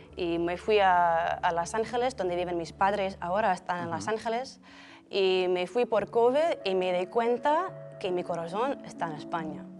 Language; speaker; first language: Spanish; non-native, fluent; English